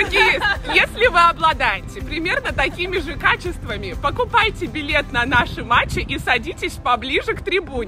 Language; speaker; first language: Russian; native; Russian